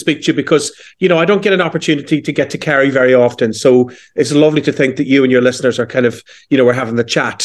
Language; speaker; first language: English; native; English